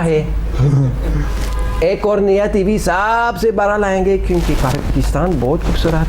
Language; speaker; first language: Hindi; non-native, learner; English